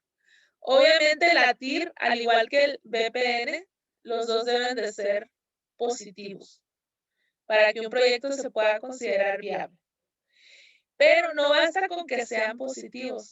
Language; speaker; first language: Spanish; native; Spanish